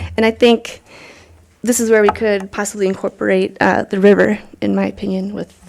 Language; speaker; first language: English; native; English